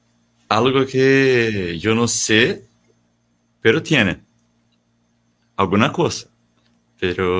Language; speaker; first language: Spanish; non-native, learner; Portuguese